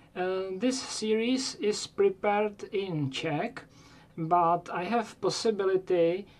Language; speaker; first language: English; non-native, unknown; Czech